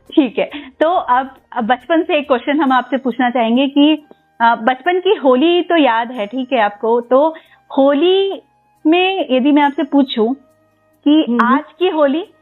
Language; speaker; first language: Hindi; native; Hindi